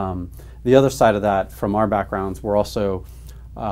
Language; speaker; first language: English; native; English